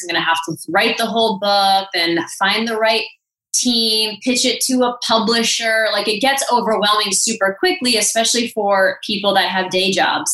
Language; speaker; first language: English; native; English